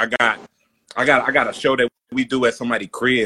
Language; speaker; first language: English; native; English